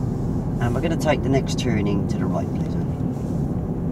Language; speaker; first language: English; native; English